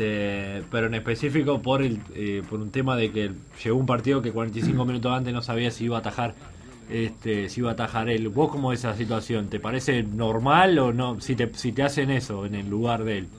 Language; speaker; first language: Spanish; native; Spanish